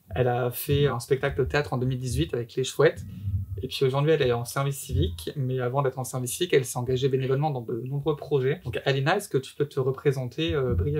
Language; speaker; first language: French; native; French